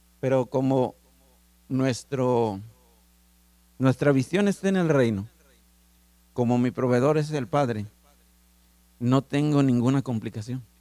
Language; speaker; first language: Spanish; native; Spanish